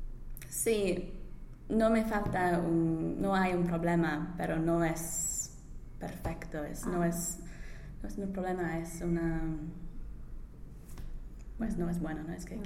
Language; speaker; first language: Spanish; non-native, learner; English